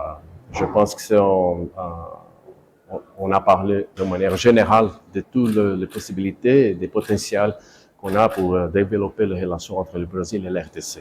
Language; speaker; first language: French; non-native, fluent; Portuguese